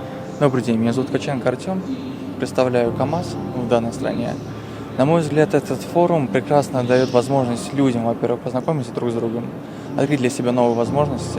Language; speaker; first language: Russian; native; Russian